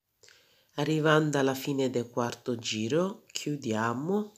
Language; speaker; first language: Italian; non-native, fluent; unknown